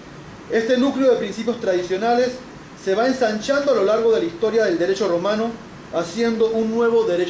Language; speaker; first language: Spanish; native; Spanish